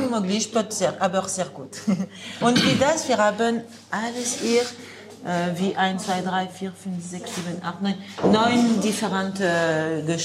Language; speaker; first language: German; non-native, learner; French